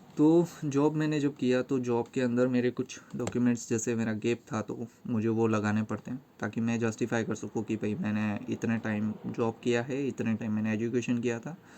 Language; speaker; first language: Hindi; native; Hindi